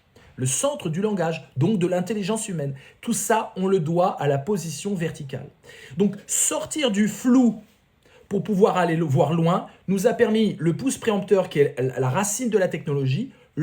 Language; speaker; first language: French; native; French